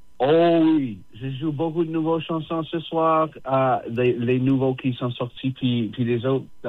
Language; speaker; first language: French; non-native, fluent; English